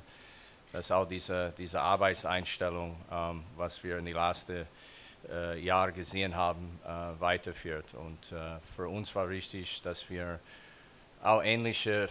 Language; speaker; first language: German; non-native, fluent; English